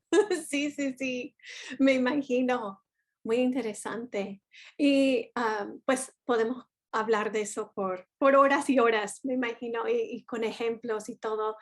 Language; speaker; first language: Spanish; non-native, fluent; English